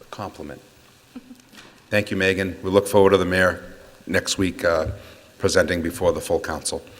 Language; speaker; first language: English; native; English